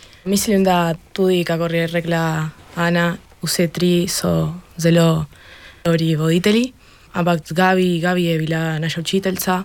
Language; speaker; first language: Slovenian; early bilingual, heritage; Slovenian